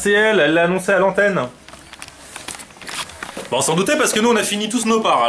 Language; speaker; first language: French; native; French